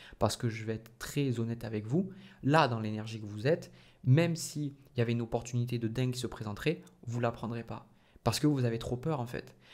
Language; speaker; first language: French; native; French